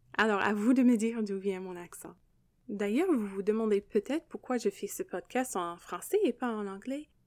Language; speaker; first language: French; non-native, local second language; English